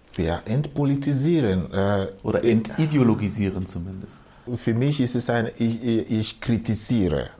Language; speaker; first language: German; non-native, fluent; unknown